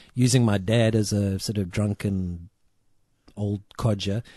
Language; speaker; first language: English; native; English